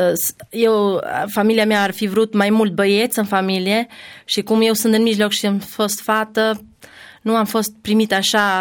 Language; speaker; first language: Romanian; non-native, learner; Albanian